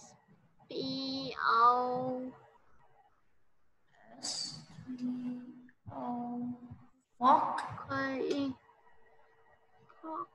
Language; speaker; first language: English; non-native, learner; Vietnamese